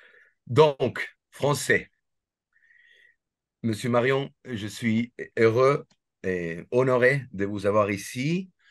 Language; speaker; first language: French; non-native, fluent; Spanish